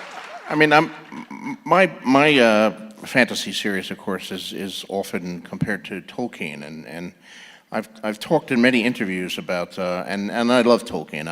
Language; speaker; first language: English; native; English